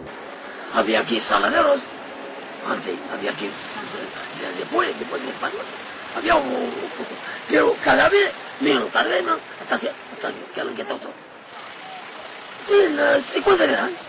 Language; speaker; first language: Spanish; non-native, learner; Riffian